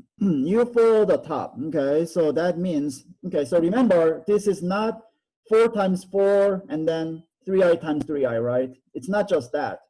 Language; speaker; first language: English; non-native, fluent; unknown